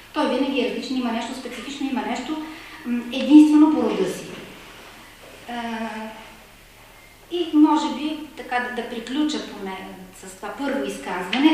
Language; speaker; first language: Bulgarian; native; Bulgarian